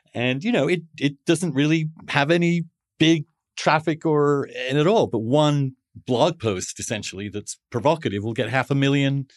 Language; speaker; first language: English; native; English